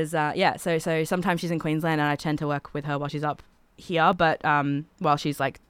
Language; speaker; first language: English; native; English